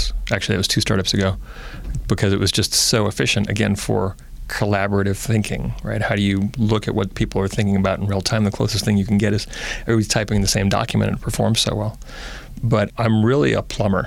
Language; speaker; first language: English; native; English